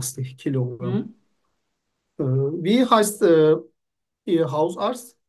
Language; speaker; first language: German; non-native, fluent; Turkish